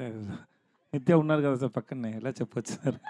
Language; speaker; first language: Telugu; non-native, learner; Tamil